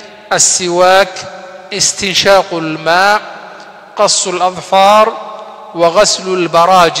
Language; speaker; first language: Arabic; non-native, fluent; Somali